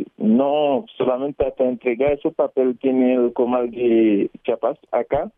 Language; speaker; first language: Spanish; non-native, learner; Haitian Creole